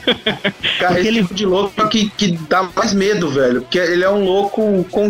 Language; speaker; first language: Portuguese; native; Portuguese